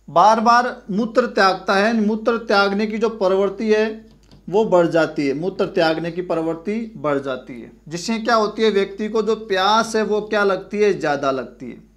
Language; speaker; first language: Hindi; native; Hindi